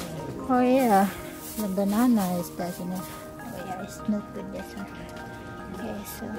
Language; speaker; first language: English; non-native, fluent; Indonesian